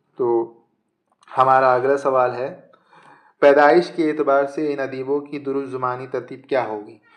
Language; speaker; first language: Urdu; native; Urdu